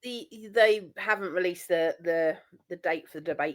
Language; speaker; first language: English; native; English